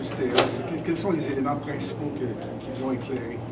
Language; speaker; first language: French; native; French